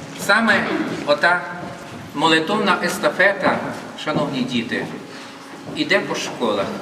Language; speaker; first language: Ukrainian; native; Ukrainian